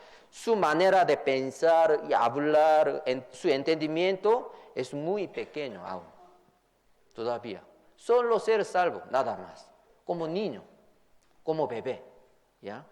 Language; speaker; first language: Spanish; non-native, fluent; Korean